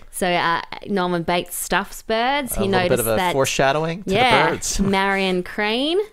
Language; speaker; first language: English; native; English